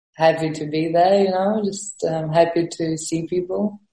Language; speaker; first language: English; early bilingual, other home language; Estonian